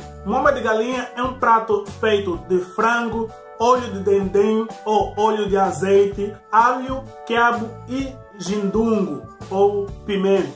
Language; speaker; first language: Portuguese; native; Portuguese